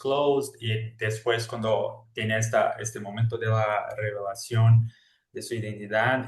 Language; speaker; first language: Spanish; non-native, fluent; Portuguese